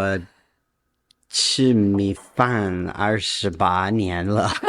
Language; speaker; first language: Chinese; non-native, learner; English